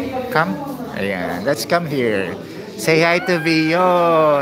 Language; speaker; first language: English; non-native, local second language; Filipino